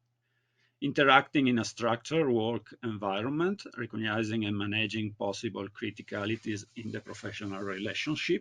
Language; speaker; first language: English; non-native, learner; Italian